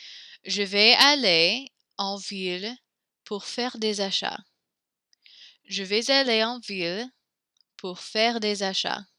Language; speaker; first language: French; non-native, fluent; English